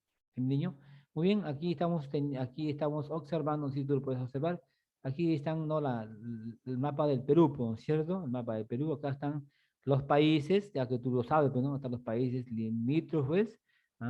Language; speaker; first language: Spanish; native; Spanish